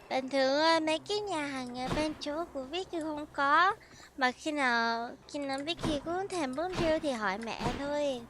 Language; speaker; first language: Vietnamese; early bilingual, heritage; Vietnamese